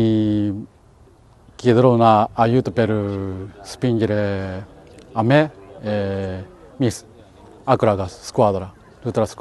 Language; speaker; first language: Italian; non-native, learner; Japanese